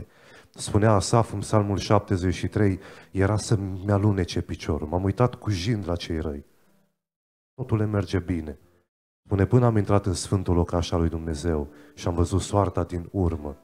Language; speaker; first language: Romanian; native; Romanian